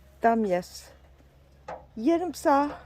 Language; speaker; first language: Polish; non-native, learner; Dutch